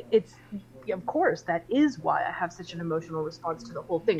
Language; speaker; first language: English; native; English